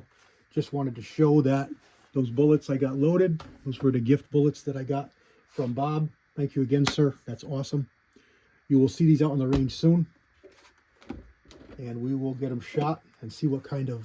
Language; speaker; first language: English; native; English